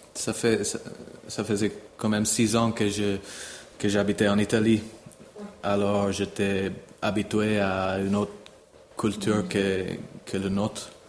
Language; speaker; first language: French; non-native, learner; English